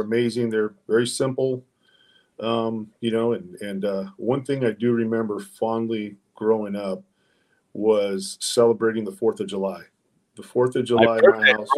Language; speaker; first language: English; early bilingual, other home language; Spanish